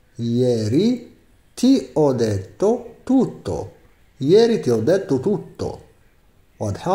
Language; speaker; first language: Italian; non-native, fluent; Arabic